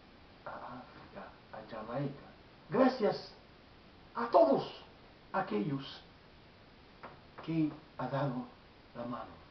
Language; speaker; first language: Spanish; non-native, learner; Haitian Creole